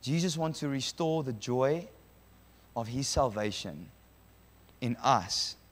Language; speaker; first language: English; non-native, local second language; Afrikaans